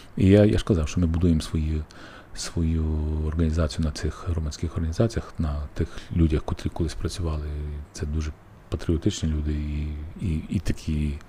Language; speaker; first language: Ukrainian; native; Ukrainian